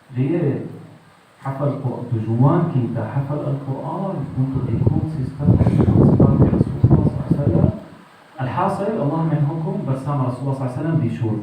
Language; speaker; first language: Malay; non-native, learner; Arabic